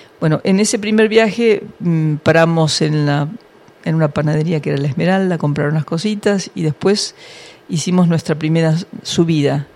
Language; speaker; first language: Spanish; early bilingual, other home language; English